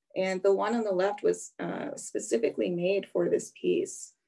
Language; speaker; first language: English; native; English